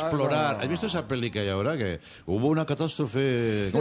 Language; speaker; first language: Spanish; native; Spanish